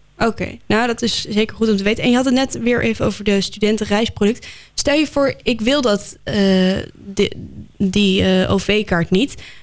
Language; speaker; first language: Dutch; native; Dutch